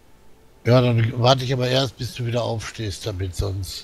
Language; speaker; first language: German; native; German